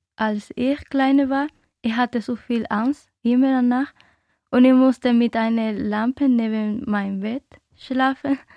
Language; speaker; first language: German; non-native, learner; Spanish